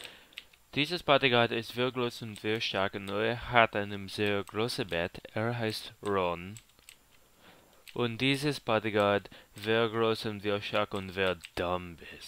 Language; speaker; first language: German; non-native, learner; English